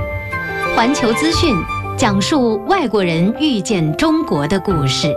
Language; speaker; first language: Chinese; native; Chinese